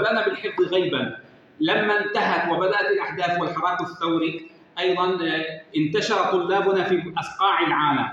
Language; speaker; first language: Arabic; native; Arabic